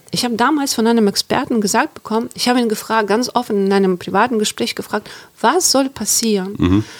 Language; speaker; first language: German; non-native, fluent; Ukrainian